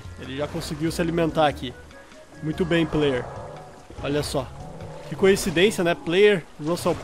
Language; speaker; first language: Portuguese; native; Portuguese